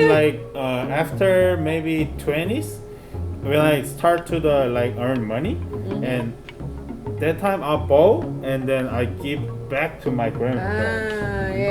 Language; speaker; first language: English; non-native, fluent; Korean